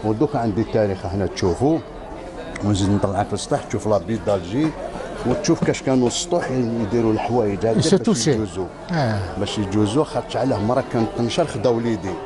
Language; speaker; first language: Arabic; native; Arabic